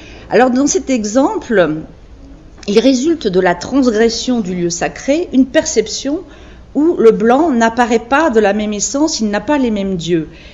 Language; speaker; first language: French; native; French